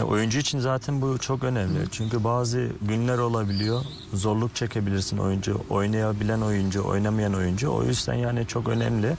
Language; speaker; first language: Turkish; early bilingual, heritage; Turkish